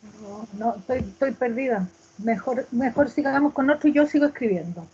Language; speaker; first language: Spanish; native; Spanish